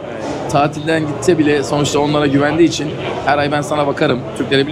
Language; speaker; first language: Turkish; native; Turkish